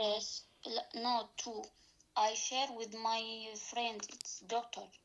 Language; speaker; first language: English; non-native, learner; Arabic